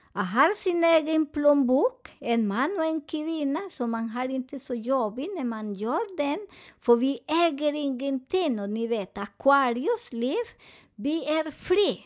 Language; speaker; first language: Swedish; non-native, fluent; Spanish